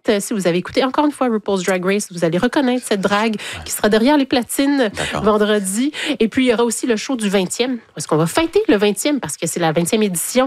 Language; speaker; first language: French; native; French